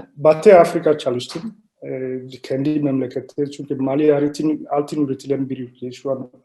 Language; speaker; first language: Turkish; non-native, learner; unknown